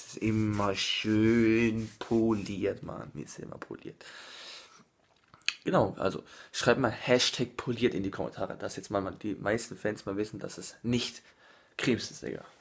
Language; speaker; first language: German; non-native, fluent; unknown